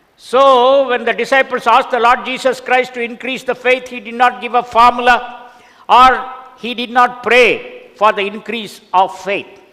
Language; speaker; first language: English; non-native, local second language; Tamil